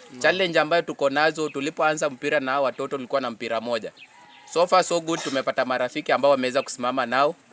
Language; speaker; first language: Swahili; non-native, local second language; Luyia